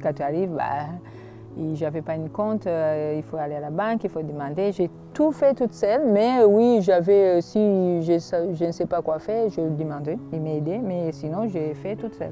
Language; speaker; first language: French; non-native, fluent; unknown